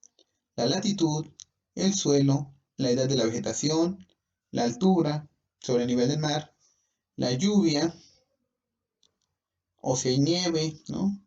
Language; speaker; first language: Spanish; native; Spanish